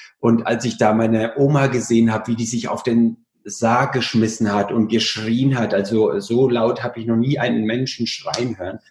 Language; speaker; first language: German; early bilingual, other home language; Italian